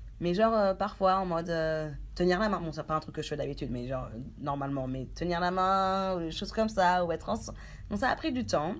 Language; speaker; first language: French; early bilingual, other home language; Haitian Creole